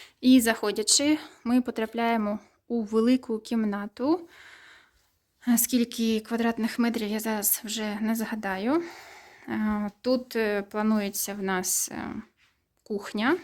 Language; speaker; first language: Ukrainian; native; Ukrainian